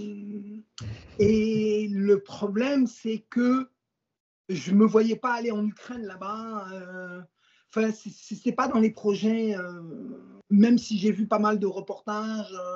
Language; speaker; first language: French; native; French